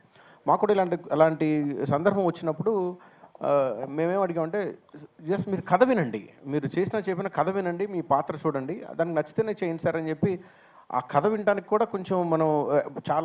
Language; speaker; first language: Telugu; native; Telugu